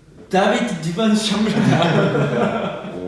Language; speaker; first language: English; non-native, learner; Japanese